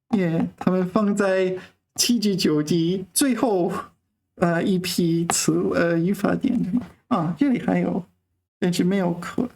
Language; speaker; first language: Chinese; non-native, learner; English